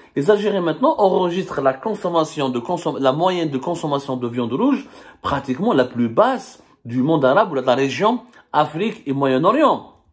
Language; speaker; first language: French; non-native, local second language; Arabic